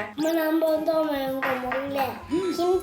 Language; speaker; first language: Korean; early bilingual, heritage; German